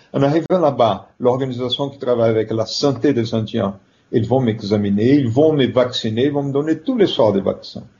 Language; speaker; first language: French; non-native, fluent; Portuguese